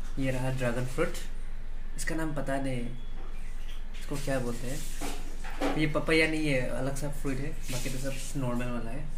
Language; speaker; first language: Hindi; non-native, local second language; Assamese